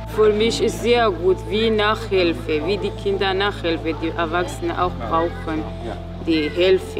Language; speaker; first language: German; non-native, learner; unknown